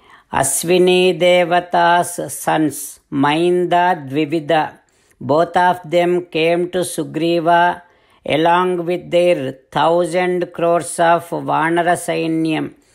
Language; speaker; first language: English; non-native, local second language; Telugu